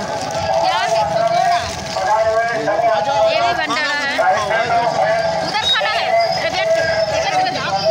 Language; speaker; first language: Hindi; non-native, local second language; Bangla